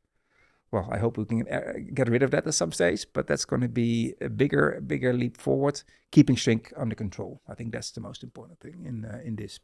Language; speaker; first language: English; non-native, fluent; Dutch